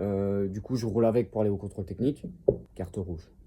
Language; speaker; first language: French; native; French